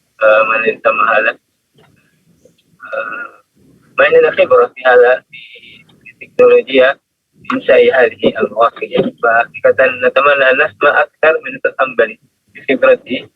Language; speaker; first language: Arabic; non-native, fluent; Indonesian